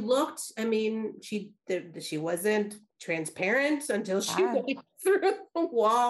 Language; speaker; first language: English; native; English